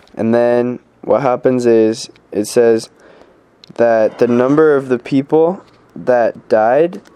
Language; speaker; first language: English; native; English